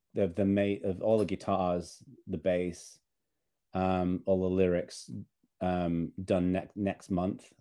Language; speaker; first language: English; native; English